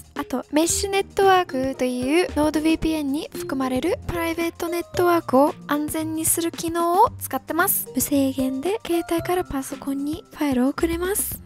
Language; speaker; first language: Japanese; non-native, fluent; English